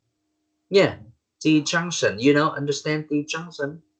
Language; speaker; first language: English; non-native, learner; Vietnamese